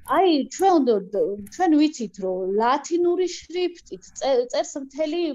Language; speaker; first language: Georgian; non-native, local second language; Svan